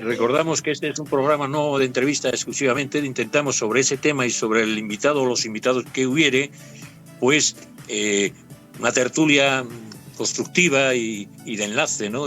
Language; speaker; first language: Spanish; native; Spanish